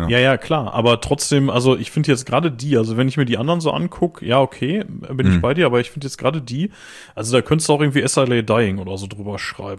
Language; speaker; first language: German; native; German